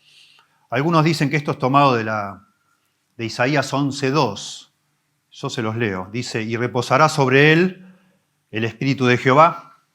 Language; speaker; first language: Spanish; native; Spanish